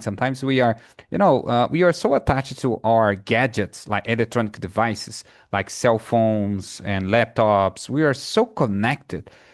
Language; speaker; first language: English; non-native, fluent; Portuguese